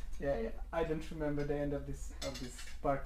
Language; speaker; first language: English; non-native, learner; Polish